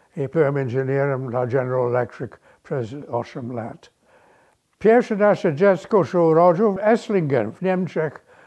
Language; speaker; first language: Polish; early bilingual, other home language; English